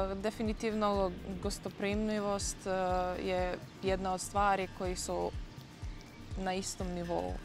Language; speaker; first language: Croatian; non-native, fluent; Macedonian